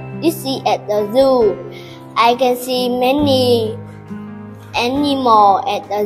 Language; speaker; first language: English; non-native, learner; Vietnamese